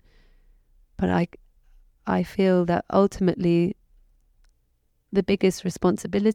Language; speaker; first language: English; native; English